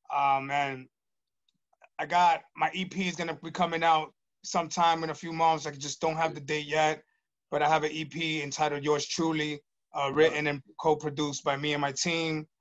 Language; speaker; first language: English; early bilingual, other home language; Spanish